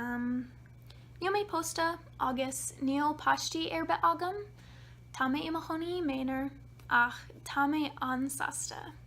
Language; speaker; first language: Irish; non-native, learner; English